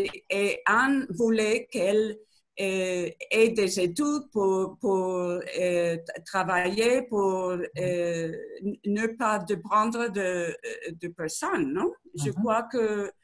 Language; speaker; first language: French; non-native, learner; Spanish